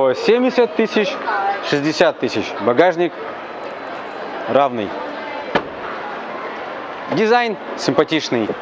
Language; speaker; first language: Russian; native; Russian